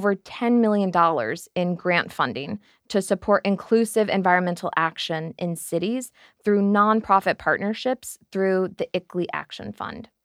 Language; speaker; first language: English; native; English